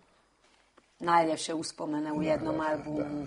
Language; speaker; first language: Serbian; early bilingual, heritage; Croatian